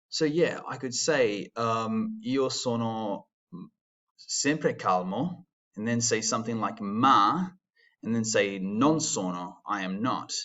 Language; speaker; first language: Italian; non-native, fluent; English